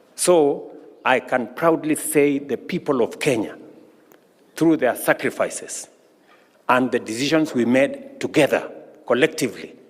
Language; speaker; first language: English; non-native, local second language; Swahili